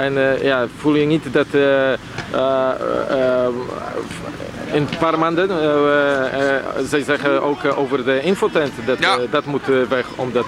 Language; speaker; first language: Dutch; non-native, learner; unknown